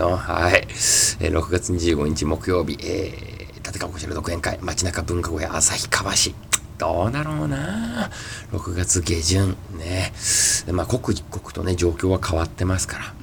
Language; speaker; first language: Japanese; native; Japanese